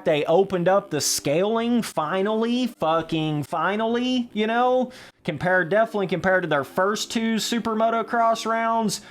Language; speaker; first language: English; native; English